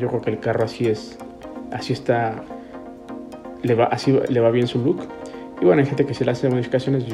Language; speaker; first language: Spanish; native; Spanish